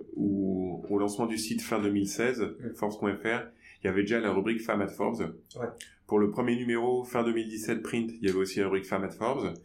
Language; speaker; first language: French; native; French